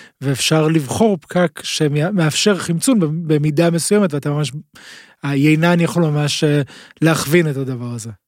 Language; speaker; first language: Hebrew; native; Hebrew